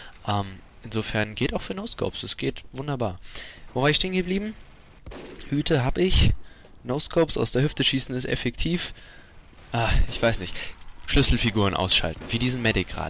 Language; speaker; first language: German; native; German